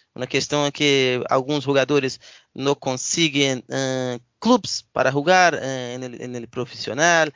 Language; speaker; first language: Spanish; non-native, learner; Portuguese